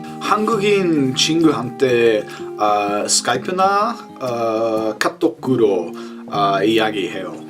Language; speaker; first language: Korean; non-native, learner; English